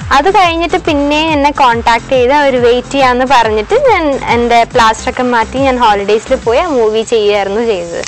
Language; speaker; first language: Malayalam; non-native, local second language; Konkani